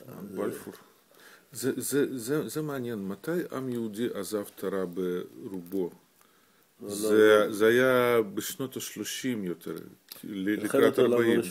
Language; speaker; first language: Hebrew; non-native, fluent; Russian